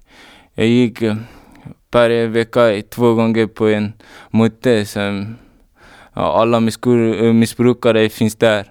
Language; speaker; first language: Swedish; non-native, learner; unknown